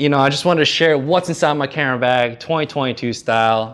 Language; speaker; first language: English; native; English